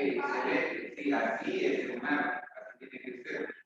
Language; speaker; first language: Spanish; native; Spanish